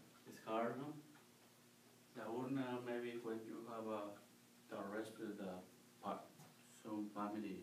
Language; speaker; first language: English; non-native, learner; Spanish